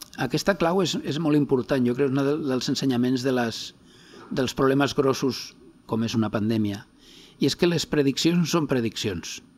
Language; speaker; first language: Catalan; non-native, local second language; Spanish